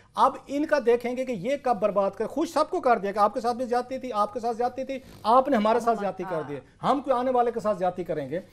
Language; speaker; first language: Urdu; non-native, local second language; Saraiki